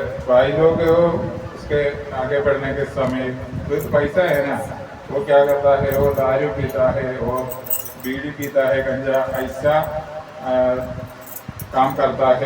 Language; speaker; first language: Hindi; non-native, local second language; Malayalam